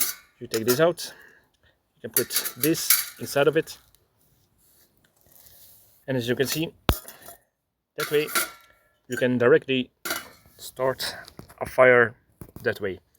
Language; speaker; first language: English; non-native, fluent; Dutch